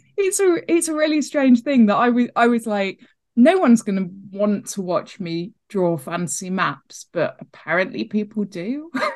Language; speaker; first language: English; native; English